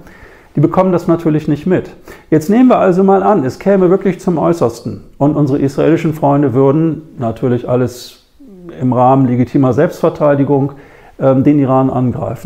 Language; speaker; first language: German; native; German